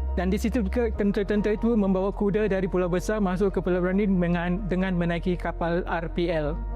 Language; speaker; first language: Malay; native; Malay